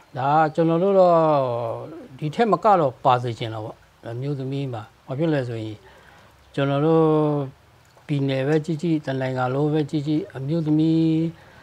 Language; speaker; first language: Burmese; non-native, local second language; Western Kayah